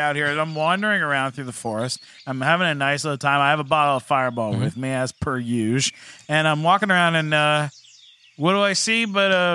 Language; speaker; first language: English; native; English